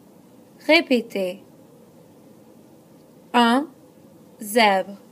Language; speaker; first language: French; non-native, fluent; English